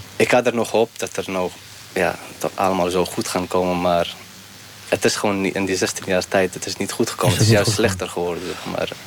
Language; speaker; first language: Dutch; early bilingual, other home language; Persian